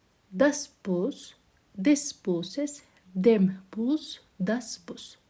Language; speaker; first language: German; non-native, fluent; Azerbaijani